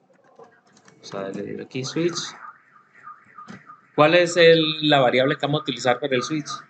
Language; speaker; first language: Spanish; native; Spanish